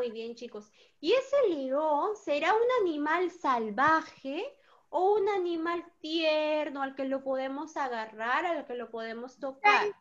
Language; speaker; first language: Spanish; native; Spanish